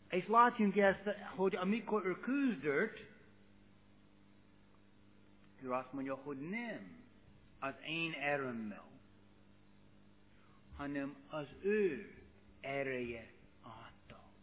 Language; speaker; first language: Hungarian; non-native, fluent; English